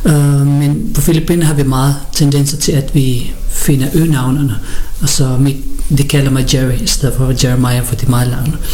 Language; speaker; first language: Danish; early bilingual, other home language; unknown